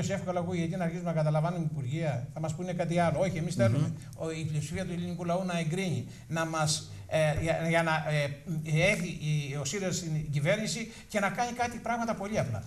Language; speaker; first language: Greek; native; Greek